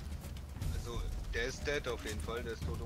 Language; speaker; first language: German; native; German